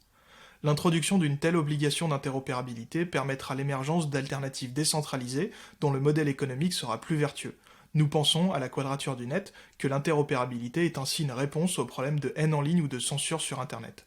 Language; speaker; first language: French; native; French